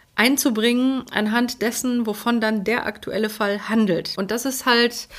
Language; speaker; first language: German; early bilingual, other home language; Polish